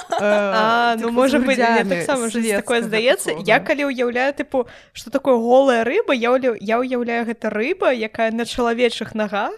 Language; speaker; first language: Belarusian; non-native, local second language; Russian